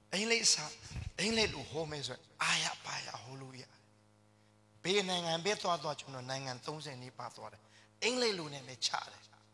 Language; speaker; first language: Burmese; non-native, local second language; Hakha Chin